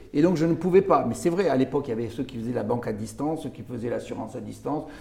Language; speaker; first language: French; native; French